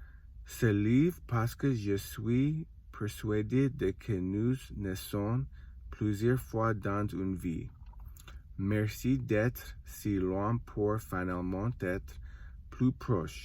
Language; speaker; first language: French; non-native, learner; English